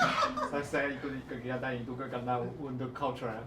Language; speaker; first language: Indonesian; non-native, learner; Chinese